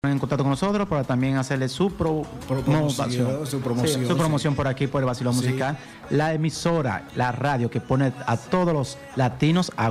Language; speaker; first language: Spanish; native; Spanish